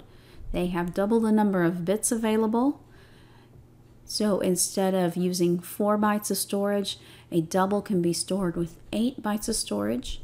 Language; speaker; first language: English; native; English